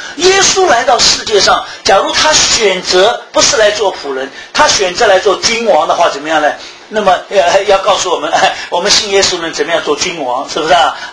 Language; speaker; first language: Chinese; early bilingual, heritage; Chinese